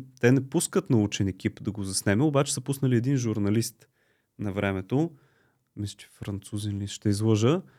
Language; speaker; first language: Bulgarian; native; Bulgarian